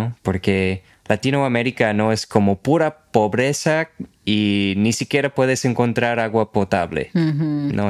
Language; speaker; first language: Spanish; non-native, fluent; English